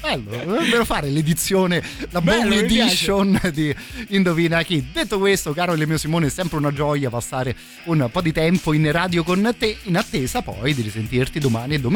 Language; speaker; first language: Italian; native; Italian